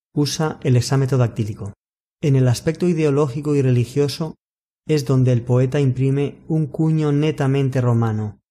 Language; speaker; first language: Spanish; native; Spanish